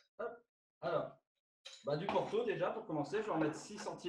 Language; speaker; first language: French; native; French